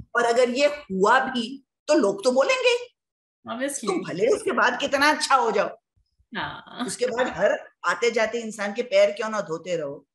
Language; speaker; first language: Hindi; native; Hindi